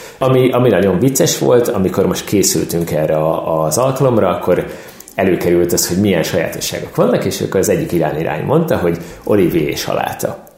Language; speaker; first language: Hungarian; native; Hungarian